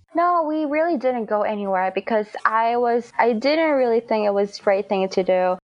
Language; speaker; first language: English; non-native, fluent; Korean